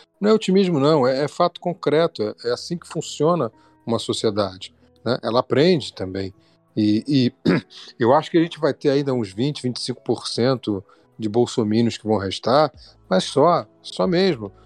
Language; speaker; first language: Portuguese; native; Portuguese